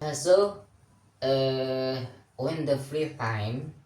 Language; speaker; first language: English; non-native, learner; Indonesian